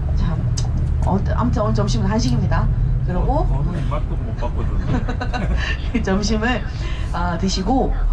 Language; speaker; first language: Korean; early bilingual, heritage; Korean